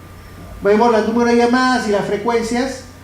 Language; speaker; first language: Spanish; native; Spanish